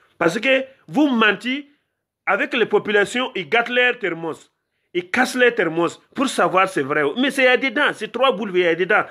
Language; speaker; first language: French; non-native, local second language; Mossi